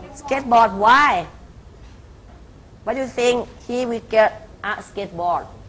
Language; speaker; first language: English; non-native, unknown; Thai